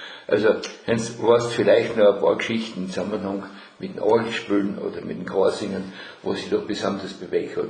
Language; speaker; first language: German; native; German